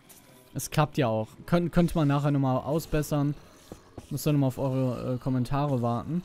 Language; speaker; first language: German; native; German